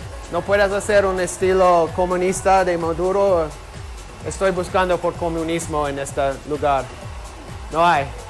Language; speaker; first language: Spanish; non-native, learner; English